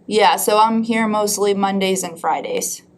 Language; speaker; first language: English; native; English